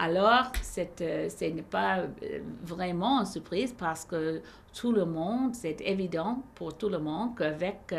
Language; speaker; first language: French; non-native, learner; English